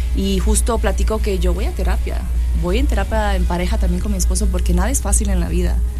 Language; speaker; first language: Spanish; early bilingual, heritage; Spanish